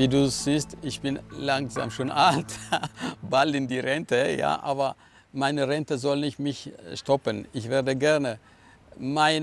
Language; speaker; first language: German; non-native, fluent; Amharic